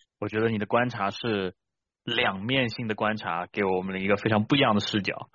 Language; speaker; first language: Chinese; native; Chinese